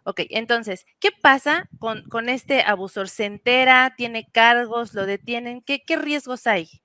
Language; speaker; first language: Spanish; native; Spanish